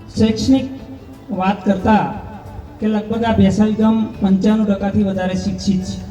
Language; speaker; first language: Gujarati; native; Gujarati